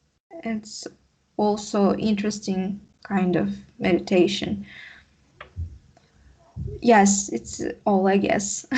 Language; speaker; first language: English; non-native, learner; Russian